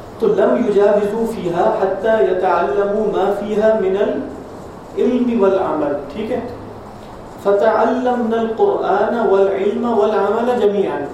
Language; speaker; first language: Urdu; native; Urdu